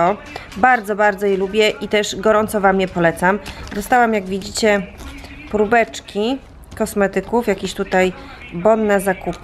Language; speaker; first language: Polish; native; Polish